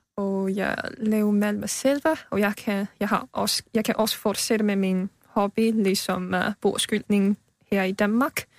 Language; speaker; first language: Danish; non-native, learner; Chinese